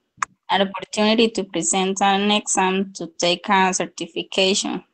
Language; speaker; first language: English; non-native, learner; Spanish